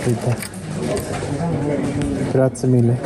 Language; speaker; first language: Italian; non-native, learner; English